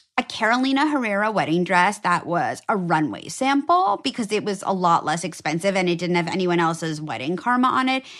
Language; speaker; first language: English; native; English